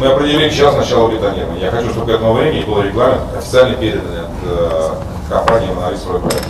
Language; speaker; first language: Russian; native; Russian